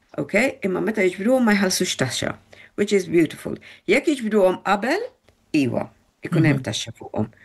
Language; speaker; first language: Maltese; early bilingual, heritage; Maltese